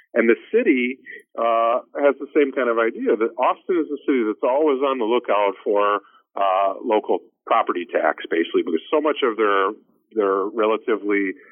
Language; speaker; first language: English; native; English